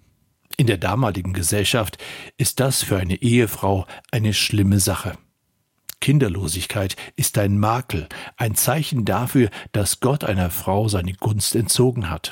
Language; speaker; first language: German; native; German